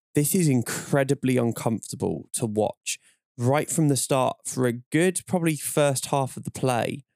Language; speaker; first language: English; native; English